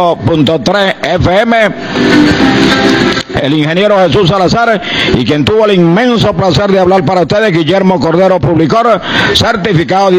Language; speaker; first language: Spanish; native; Spanish